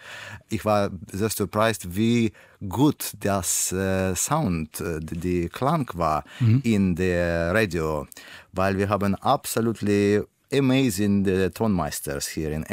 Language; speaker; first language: German; non-native, learner; Russian